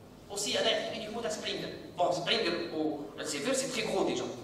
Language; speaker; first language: French; non-native, local second language; Arabic